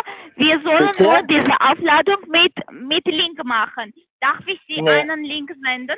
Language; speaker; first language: German; non-native, learner; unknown